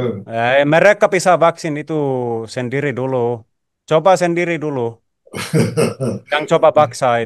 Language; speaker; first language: Indonesian; non-native, fluent; Finnish